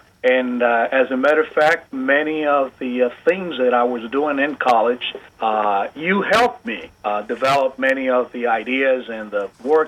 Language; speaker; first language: English; non-native, fluent; Spanish